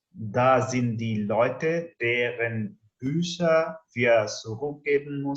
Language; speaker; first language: German; non-native, learner; English